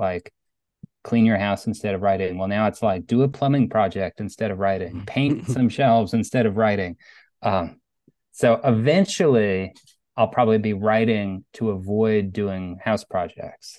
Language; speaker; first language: English; native; English